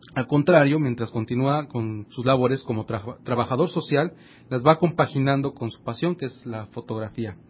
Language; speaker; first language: Spanish; native; Spanish